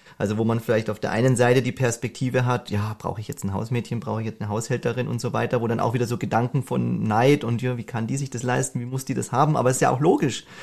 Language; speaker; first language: German; native; German